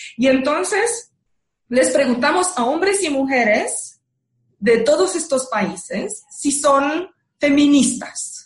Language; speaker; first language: Spanish; non-native, fluent; Romanian